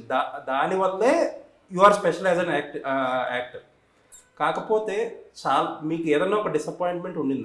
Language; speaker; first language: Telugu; native; Telugu